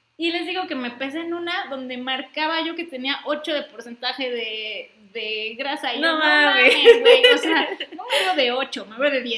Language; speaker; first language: Spanish; native; Spanish